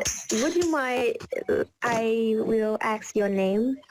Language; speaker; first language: English; non-native, learner; Vietnamese